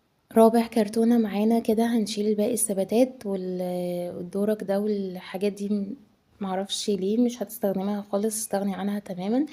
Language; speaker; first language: Arabic; native; Arabic